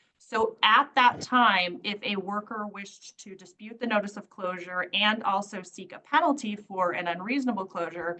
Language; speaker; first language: English; native; English